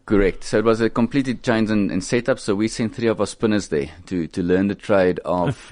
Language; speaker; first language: English; non-native, local second language; Afrikaans